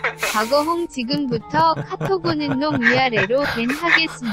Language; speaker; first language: Korean; native; Korean